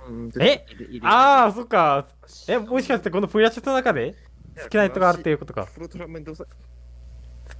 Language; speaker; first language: Japanese; native; Japanese